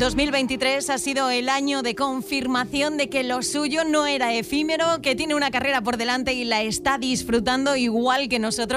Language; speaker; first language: Spanish; native; Spanish